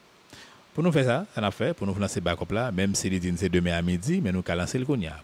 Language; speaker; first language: French; non-native, local second language; Haitian Creole